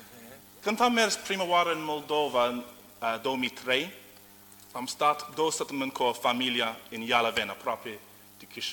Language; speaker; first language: Romanian; non-native, learner; English